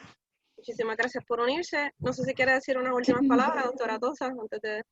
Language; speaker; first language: Spanish; native; Spanish